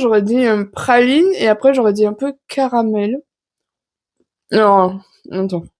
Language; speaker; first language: French; native; French